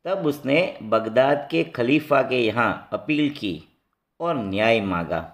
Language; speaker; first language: Hindi; non-native, local second language; Gujarati